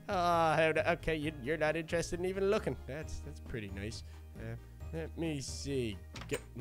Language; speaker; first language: English; native; English